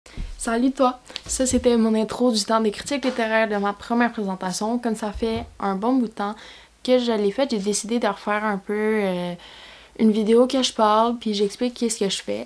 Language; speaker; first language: French; native; French